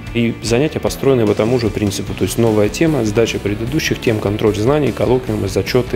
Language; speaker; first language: Russian; native; Russian